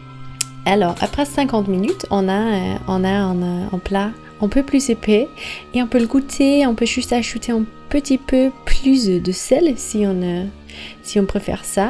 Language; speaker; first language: French; non-native, fluent; Danish